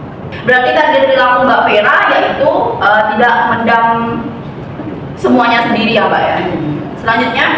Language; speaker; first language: Indonesian; native; Indonesian